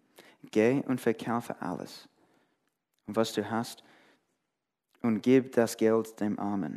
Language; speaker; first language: German; non-native, fluent; English